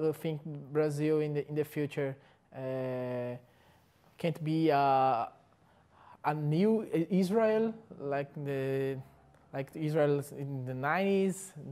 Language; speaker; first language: English; non-native, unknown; Portuguese